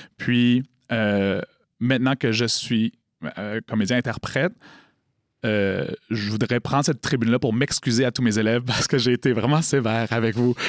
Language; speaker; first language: French; native; French